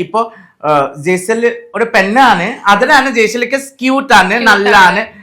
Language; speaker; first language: Malayalam; non-native, fluent; Assamese